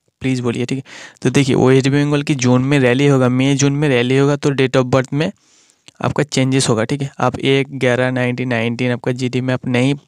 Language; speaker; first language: Hindi; non-native, local second language; Bangla